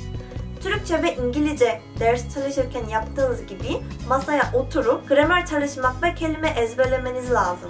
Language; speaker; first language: Turkish; non-native, fluent; Korean